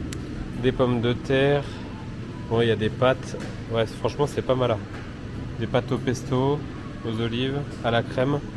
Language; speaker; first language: French; native; French